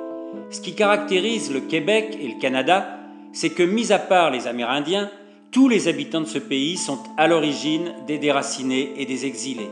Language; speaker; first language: French; native; French